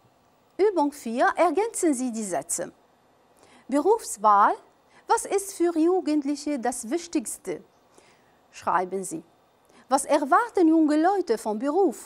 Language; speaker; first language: German; non-native, fluent; Arabic